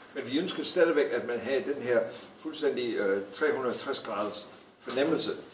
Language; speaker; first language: Danish; non-native, fluent; English